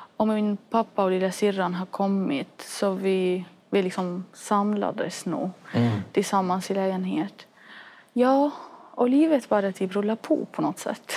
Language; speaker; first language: Swedish; non-native, fluent; Arabic